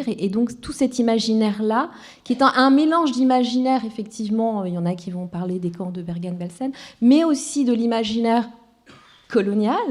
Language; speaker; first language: French; non-native, local second language; Kinyarwanda